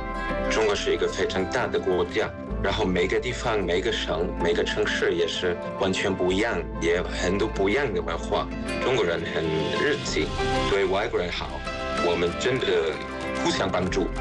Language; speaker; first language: Chinese; non-native, fluent; German